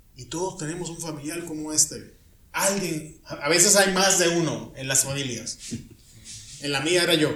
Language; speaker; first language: Spanish; native; Spanish